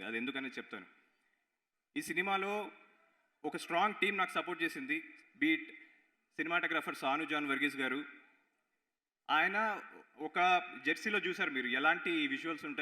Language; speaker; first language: Telugu; native; Telugu